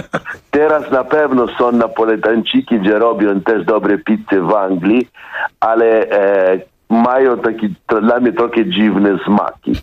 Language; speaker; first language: Polish; non-native, fluent; Italian